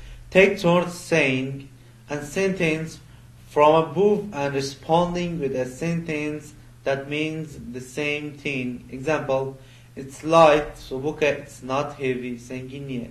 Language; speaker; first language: English; non-native, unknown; Persian